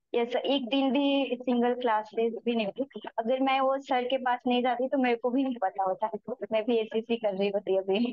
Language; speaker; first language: Hindi; native; Hindi